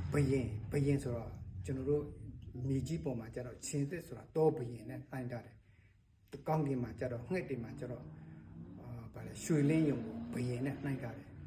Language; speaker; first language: Burmese; non-native, local second language; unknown